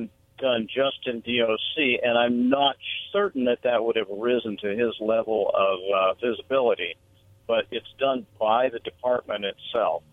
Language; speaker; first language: English; native; English